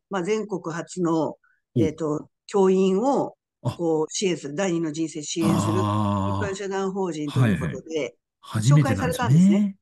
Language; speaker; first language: Japanese; native; Japanese